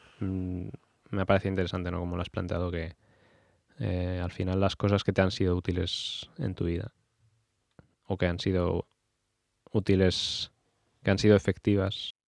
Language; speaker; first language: Spanish; native; Spanish